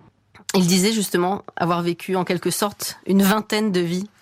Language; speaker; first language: French; native; French